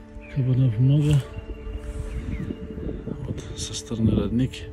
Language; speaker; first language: Russian; non-native, local second language; Avaric